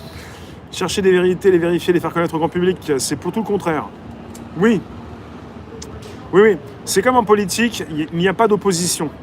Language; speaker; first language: French; native; French